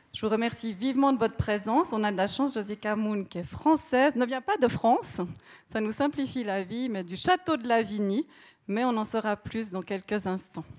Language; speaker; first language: French; native; French